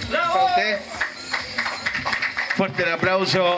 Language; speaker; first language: Spanish; native; Spanish